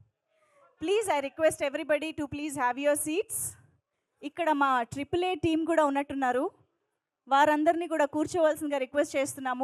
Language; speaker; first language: Telugu; native; Telugu